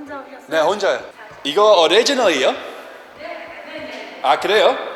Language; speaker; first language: Korean; non-native, learner; Dutch